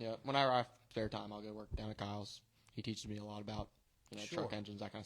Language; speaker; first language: English; native; English